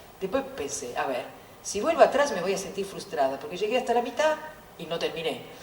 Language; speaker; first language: Spanish; non-native, fluent; Italian